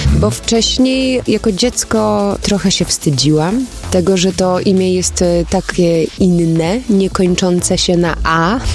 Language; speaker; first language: Polish; early bilingual, heritage; Polish